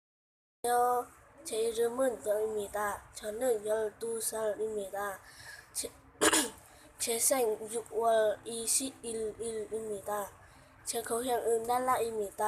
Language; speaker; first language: Korean; non-native, learner; Hmong